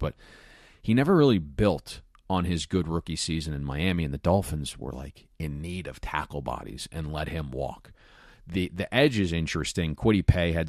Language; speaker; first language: English; native; English